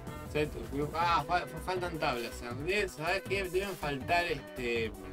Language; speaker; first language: Spanish; native; Spanish